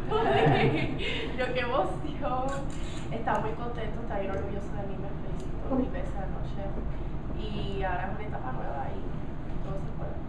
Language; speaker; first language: Spanish; early bilingual, other home language; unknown